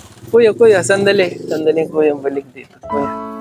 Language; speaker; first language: Filipino; non-native, learner; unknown